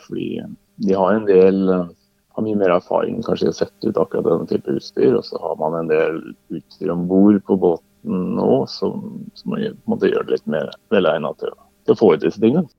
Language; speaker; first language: Norwegian; native; Norwegian